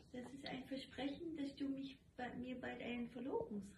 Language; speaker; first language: German; native; German